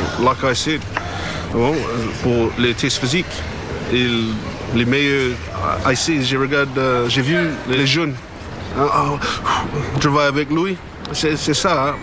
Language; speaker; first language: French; non-native, learner; English